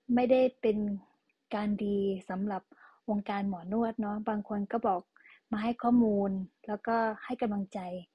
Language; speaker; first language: Thai; native; Thai